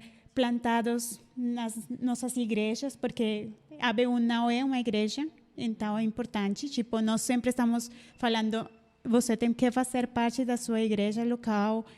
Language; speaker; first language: Portuguese; non-native, fluent; Spanish